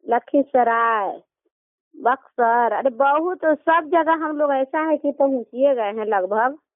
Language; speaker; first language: Hindi; native; Hindi